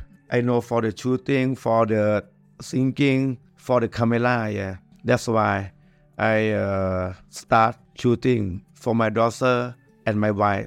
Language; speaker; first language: English; non-native, learner; Thai